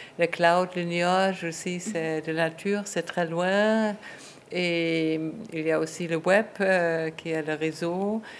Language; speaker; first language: French; non-native, fluent; German